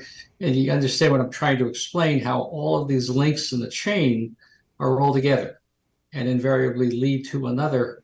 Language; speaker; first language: English; native; English